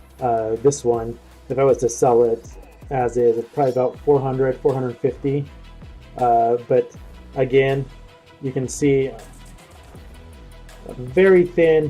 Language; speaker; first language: English; native; English